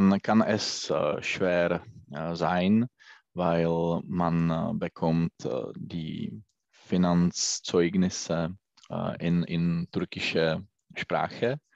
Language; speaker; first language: German; non-native, learner; Czech